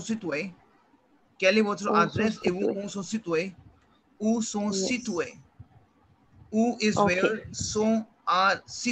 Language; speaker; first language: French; non-native, fluent; Hindi